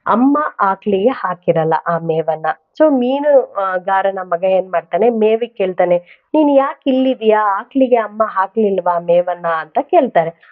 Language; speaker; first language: Kannada; non-native, local second language; Telugu